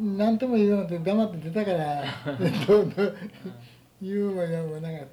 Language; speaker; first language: Japanese; native; Japanese